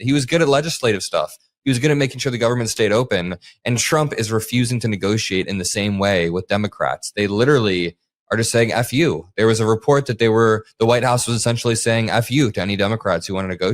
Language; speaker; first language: English; native; English